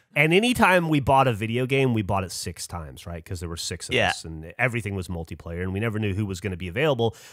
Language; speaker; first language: English; native; English